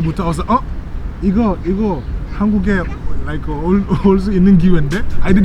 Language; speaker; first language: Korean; non-native, fluent; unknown